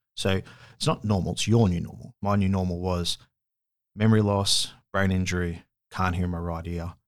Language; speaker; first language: English; native; English